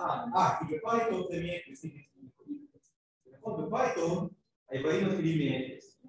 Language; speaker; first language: Hebrew; non-native, fluent; Russian